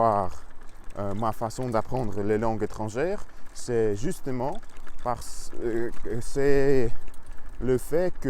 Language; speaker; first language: French; non-native, learner; Russian